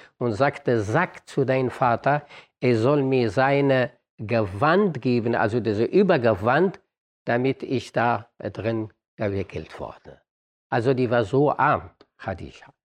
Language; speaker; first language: German; non-native, fluent; Arabic